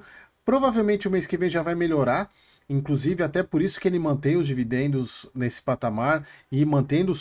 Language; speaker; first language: Portuguese; native; Portuguese